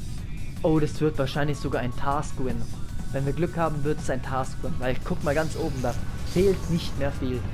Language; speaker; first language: German; native; German